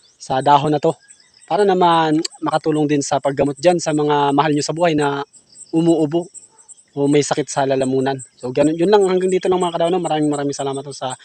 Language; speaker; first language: Filipino; non-native, local second language; Masbatenyo